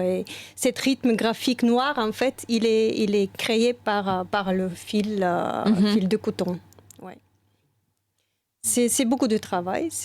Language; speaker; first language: French; non-native, fluent; Bulgarian